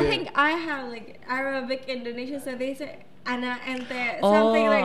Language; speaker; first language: English; non-native, fluent; Arabic